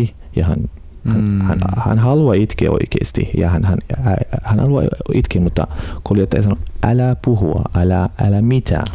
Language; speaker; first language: Finnish; non-native, learner; Arabic